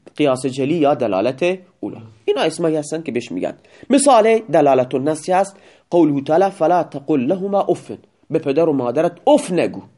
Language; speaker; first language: Persian; non-native, local second language; Baluchi